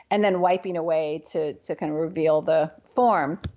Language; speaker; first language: English; native; English